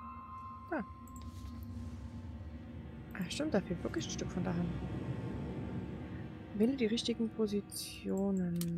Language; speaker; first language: German; native; German